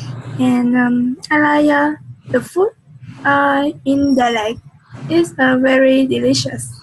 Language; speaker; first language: English; non-native, learner; Vietnamese